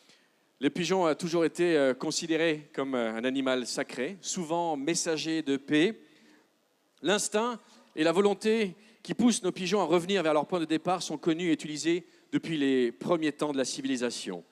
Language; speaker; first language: French; native; French